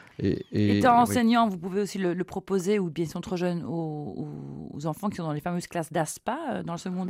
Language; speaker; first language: French; native; French